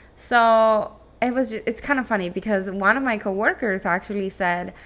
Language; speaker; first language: English; non-native, fluent; Spanish